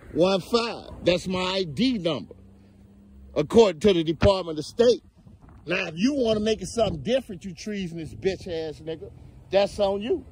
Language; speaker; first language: English; native; English